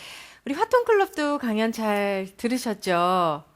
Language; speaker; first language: Korean; native; Korean